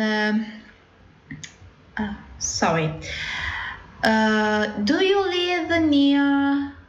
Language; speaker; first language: English; non-native, learner; Italian